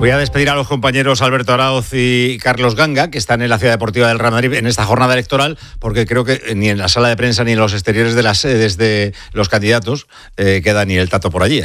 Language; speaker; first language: Spanish; native; Spanish